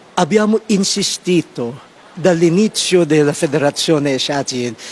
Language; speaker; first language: Italian; non-native, fluent; Filipino